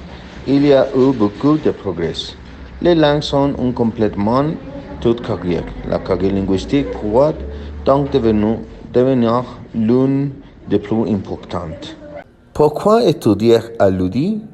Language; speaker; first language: French; non-native, learner; Spanish